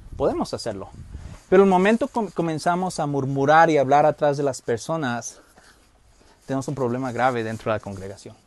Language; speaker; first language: Spanish; early bilingual, heritage; Spanish